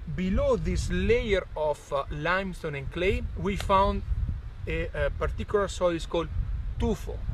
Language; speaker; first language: English; non-native, fluent; Italian